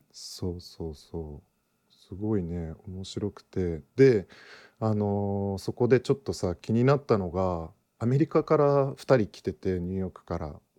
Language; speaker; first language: Japanese; native; Japanese